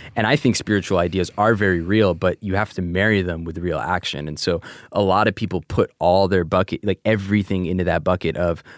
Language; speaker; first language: English; native; English